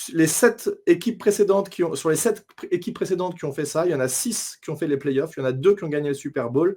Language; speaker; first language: French; native; French